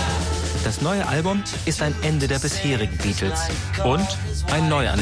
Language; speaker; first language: German; native; German